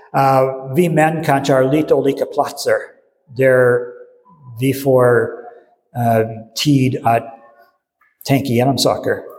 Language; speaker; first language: Swedish; non-native, fluent; English